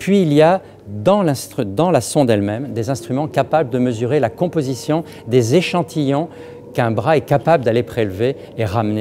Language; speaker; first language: French; native; French